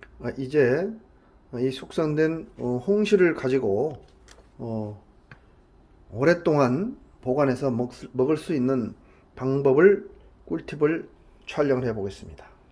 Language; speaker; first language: Korean; native; Korean